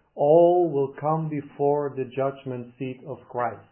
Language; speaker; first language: English; non-native, fluent; Dutch